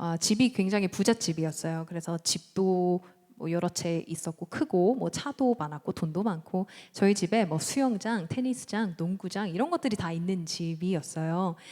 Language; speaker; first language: Korean; early bilingual, heritage; Korean